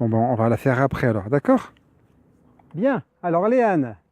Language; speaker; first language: French; native; French